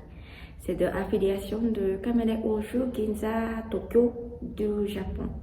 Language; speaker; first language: French; non-native, learner; Japanese